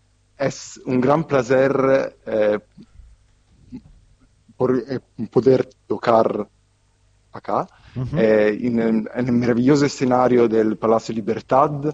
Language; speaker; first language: Spanish; non-native, fluent; Italian